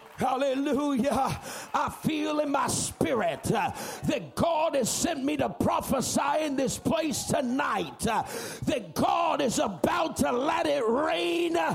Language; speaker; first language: English; native; English